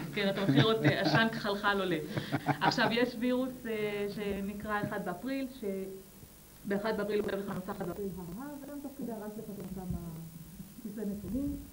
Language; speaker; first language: Hebrew; native; Hebrew